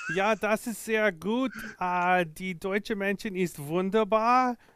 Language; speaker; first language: German; non-native, learner; English